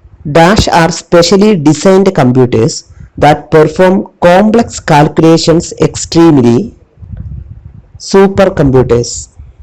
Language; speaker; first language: English; non-native, local second language; Malayalam